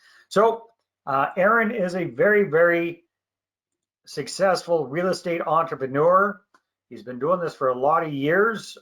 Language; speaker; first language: English; native; English